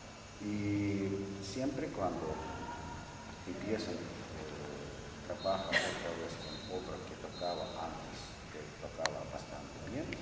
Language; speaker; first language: Spanish; non-native, learner; Russian